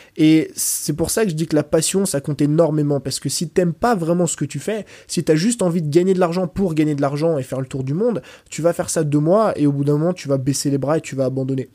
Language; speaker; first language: French; early bilingual, other home language; Portuguese